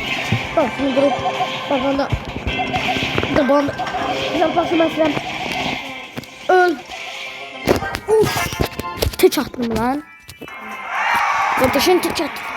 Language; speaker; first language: Turkish; non-native, learner; Azerbaijani